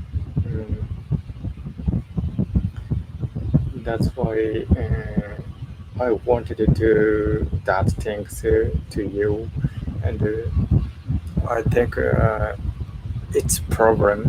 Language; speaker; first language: English; non-native, learner; Japanese